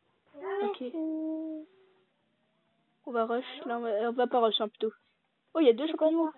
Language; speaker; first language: French; native; French